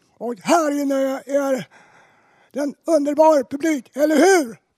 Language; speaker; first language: Swedish; native; Swedish